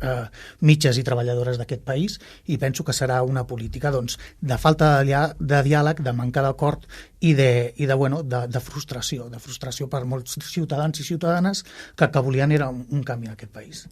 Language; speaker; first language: Catalan; native; Catalan